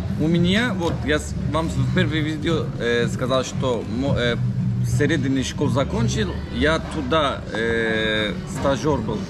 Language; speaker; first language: Russian; non-native, learner; Turkish